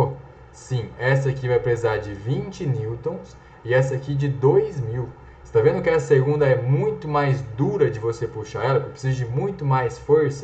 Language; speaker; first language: Portuguese; native; Portuguese